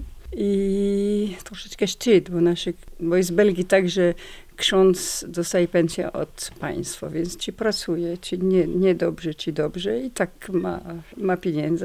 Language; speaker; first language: Polish; non-native, learner; French